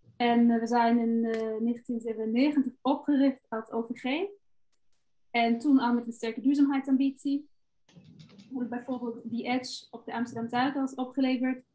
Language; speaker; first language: Dutch; non-native, fluent; German